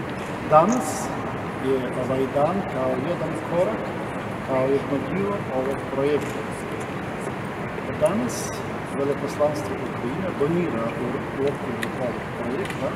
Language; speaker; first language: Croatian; non-native, fluent; Ukrainian